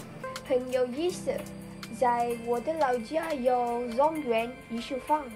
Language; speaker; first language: Chinese; non-native, learner; Malay